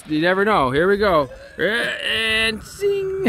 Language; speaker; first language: English; native; English